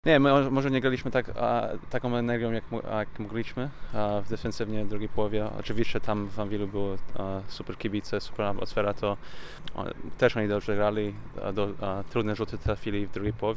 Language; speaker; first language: Polish; early bilingual, heritage; English